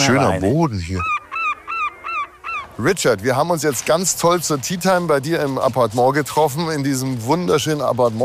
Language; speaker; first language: German; native; German